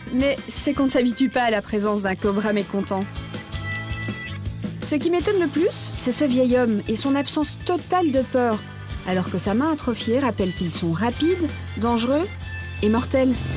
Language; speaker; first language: French; native; French